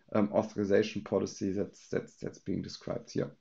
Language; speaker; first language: English; non-native, fluent; German